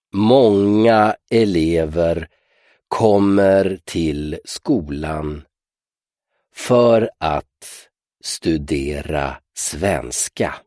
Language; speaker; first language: Swedish; native; Swedish